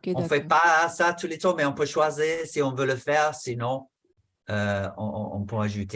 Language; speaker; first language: French; non-native, fluent; English